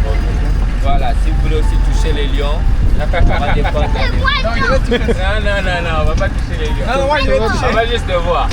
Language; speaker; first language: French; native; French